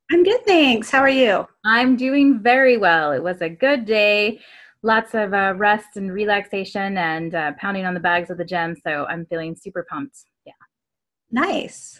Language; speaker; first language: English; native; English